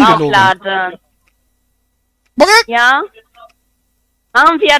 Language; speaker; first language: German; non-native, learner; Spanish